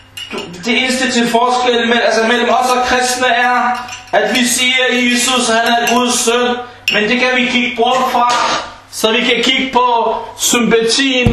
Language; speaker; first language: Danish; early bilingual, other home language; Arabic